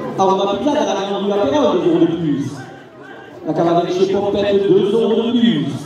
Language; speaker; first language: French; native; French